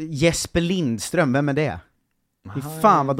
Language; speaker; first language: Swedish; native; Swedish